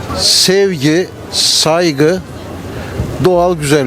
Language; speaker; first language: Turkish; native; Turkish